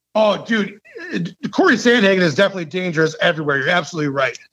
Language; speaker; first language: English; native; English